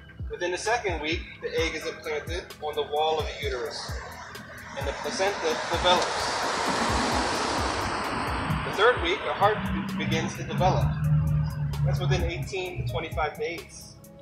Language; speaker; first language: English; native; English